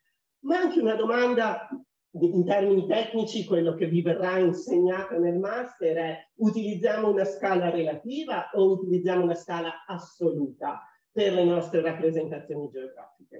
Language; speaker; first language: Italian; native; Italian